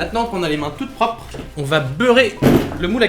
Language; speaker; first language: French; native; French